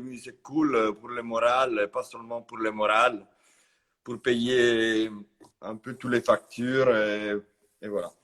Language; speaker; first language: French; non-native, fluent; Italian